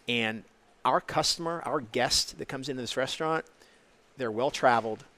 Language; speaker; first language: English; native; English